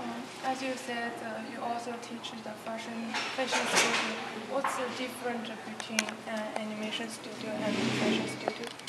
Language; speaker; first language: English; non-native, learner; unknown